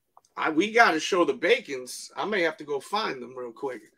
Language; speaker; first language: English; native; English